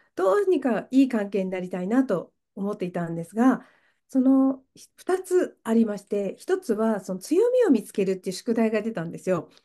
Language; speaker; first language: Japanese; native; Japanese